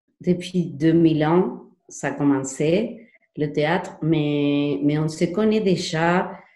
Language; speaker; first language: French; non-native, learner; Spanish